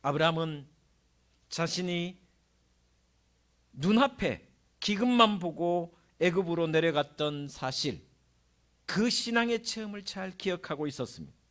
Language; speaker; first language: Korean; native; Korean